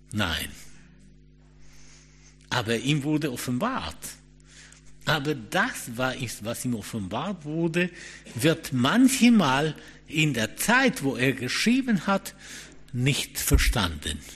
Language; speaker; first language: German; non-native, fluent; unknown